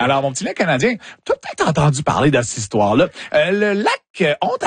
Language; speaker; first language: French; native; French